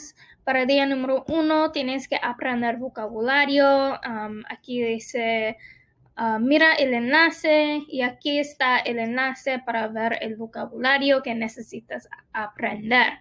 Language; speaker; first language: Spanish; non-native, fluent; English